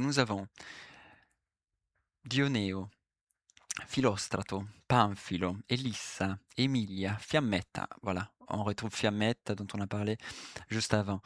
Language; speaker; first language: French; native; French